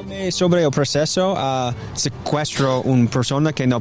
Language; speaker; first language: Spanish; non-native, learner; English